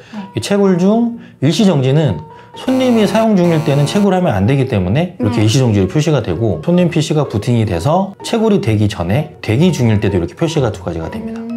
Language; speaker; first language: Korean; native; Korean